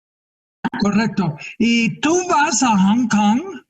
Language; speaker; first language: Spanish; non-native, fluent; English